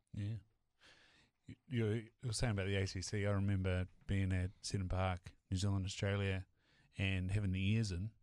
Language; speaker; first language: English; native; English